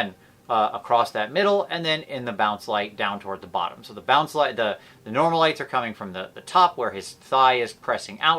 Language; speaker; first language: English; native; English